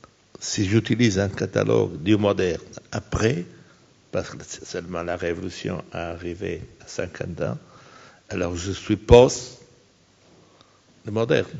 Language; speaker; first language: French; non-native, fluent; Portuguese